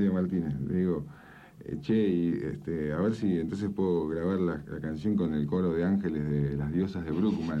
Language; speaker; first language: Spanish; native; Spanish